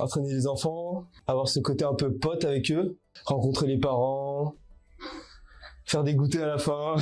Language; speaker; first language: French; native; French